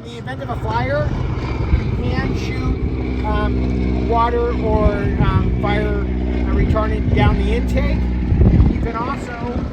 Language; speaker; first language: English; native; English